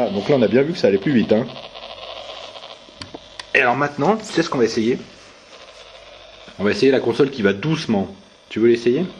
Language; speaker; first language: French; native; French